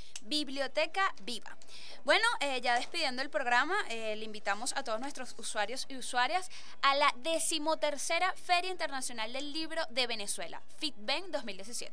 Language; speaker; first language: Spanish; native; Spanish